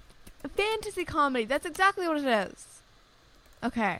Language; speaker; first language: English; native; English